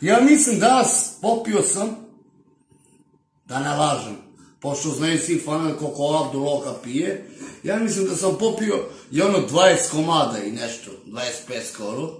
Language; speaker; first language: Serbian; non-native, local second language; Romany